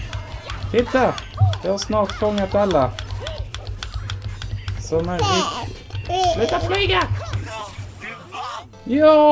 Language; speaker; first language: Swedish; native; Swedish